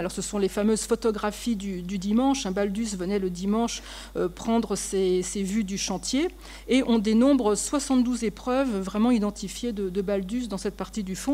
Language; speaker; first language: French; native; French